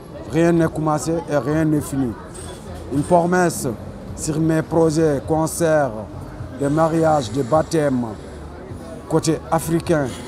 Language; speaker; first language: French; non-native, learner; Soninke